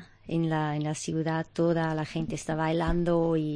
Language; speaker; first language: Spanish; non-native, fluent; German